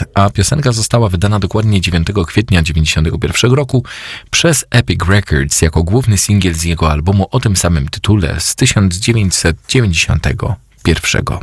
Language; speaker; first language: Polish; native; Polish